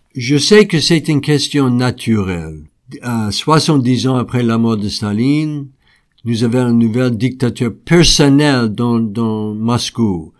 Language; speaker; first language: French; non-native, fluent; English